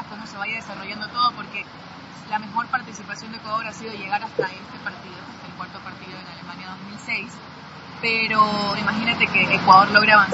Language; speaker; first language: Spanish; native; Spanish